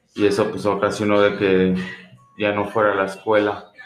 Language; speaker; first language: Spanish; early bilingual, heritage; Spanish